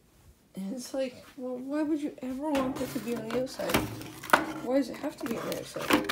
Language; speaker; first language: English; native; English